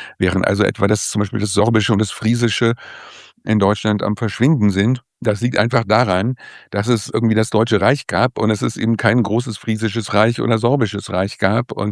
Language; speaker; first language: German; native; German